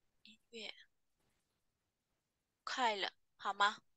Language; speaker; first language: Chinese; non-native, fluent; Vietnamese